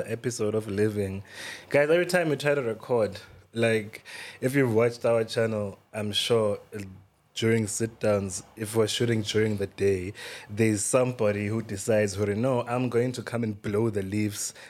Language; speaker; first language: English; non-native, local second language; Swati